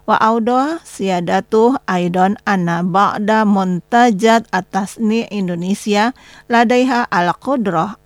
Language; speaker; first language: Arabic; non-native, fluent; Indonesian